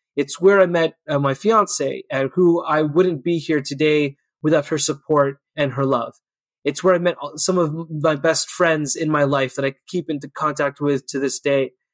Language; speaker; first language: English; early bilingual, other home language; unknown